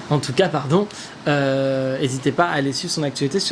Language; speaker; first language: French; native; French